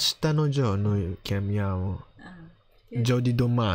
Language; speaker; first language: Italian; non-native, learner; Japanese